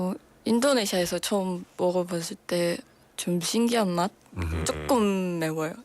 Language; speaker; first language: Korean; non-native, fluent; Indonesian